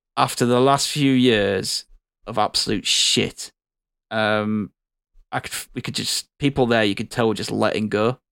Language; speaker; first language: English; native; English